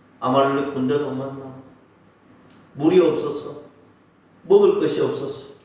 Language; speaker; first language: Korean; native; Korean